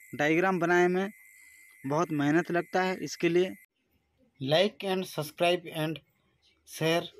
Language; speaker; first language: Hindi; non-native, local second language; Odia